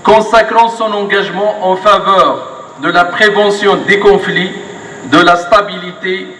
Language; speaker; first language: French; non-native, local second language; Arabic